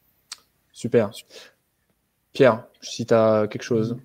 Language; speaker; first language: French; native; French